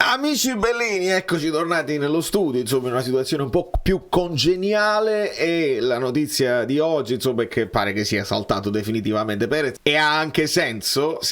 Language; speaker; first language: Italian; native; Italian